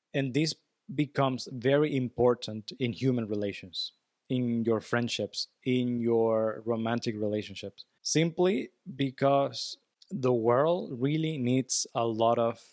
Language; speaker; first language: English; non-native, fluent; Spanish